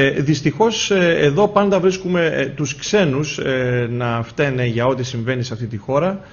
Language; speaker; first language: Greek; native; Greek